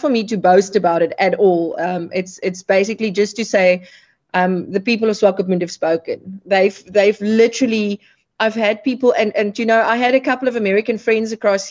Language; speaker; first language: English; non-native, local second language; Afrikaans